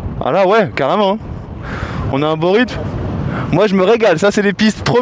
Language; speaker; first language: French; native; French